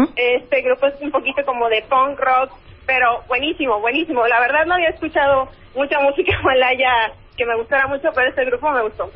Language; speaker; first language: Spanish; native; Spanish